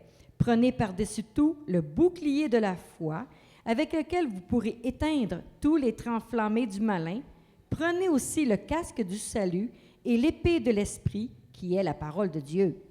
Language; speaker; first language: French; native; French